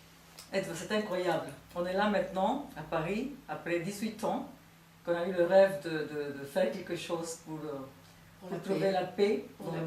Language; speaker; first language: French; non-native, fluent; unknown